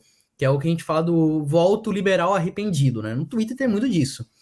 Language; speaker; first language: Portuguese; native; Portuguese